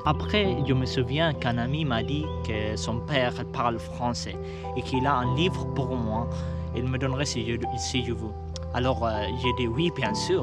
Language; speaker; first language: French; non-native, fluent; Arabic